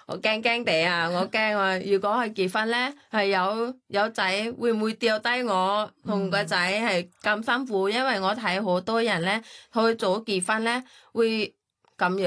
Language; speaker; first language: Cantonese; non-native, learner; Thai